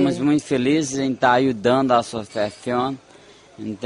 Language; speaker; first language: Spanish; non-native, fluent; Portuguese